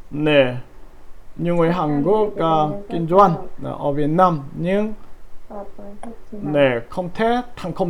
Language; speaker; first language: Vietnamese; non-native, learner; Korean